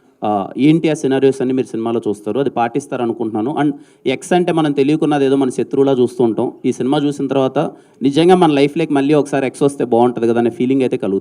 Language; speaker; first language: Telugu; native; Telugu